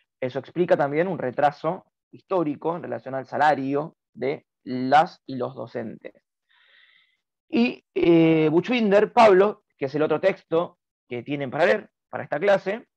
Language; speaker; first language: Spanish; native; Spanish